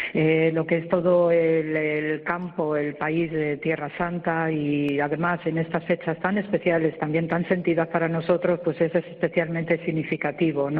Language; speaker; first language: Spanish; native; Spanish